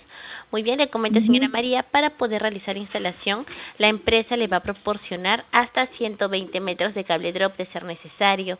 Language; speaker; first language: Spanish; native; Spanish